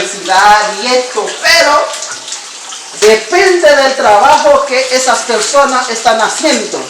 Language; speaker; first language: Spanish; non-native, learner; Haitian Creole